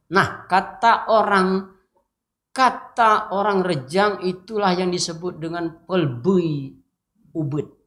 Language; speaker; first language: Indonesian; non-native, local second language; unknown